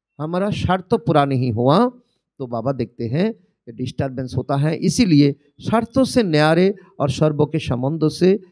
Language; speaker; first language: Hindi; non-native, local second language; Bangla